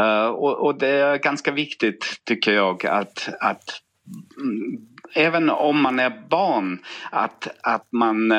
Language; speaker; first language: Swedish; non-native, fluent; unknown